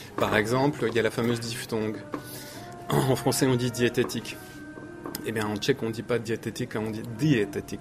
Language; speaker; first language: French; native; French